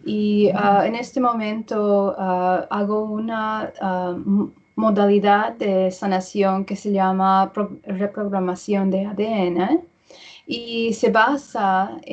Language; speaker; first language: Spanish; early bilingual, heritage; English